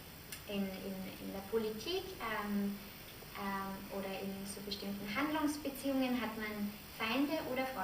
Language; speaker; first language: German; native; German